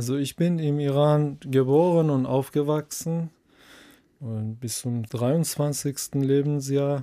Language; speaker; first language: German; non-native, fluent; Persian